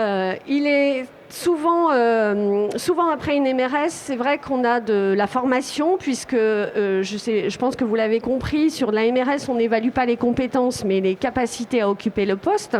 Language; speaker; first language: French; native; French